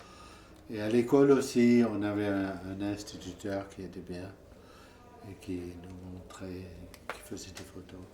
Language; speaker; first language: French; non-native, fluent; German